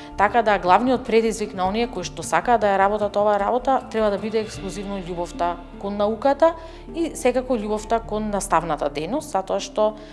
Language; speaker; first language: Macedonian; native; Macedonian